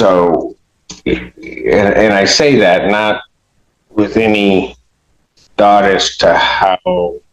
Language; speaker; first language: English; native; English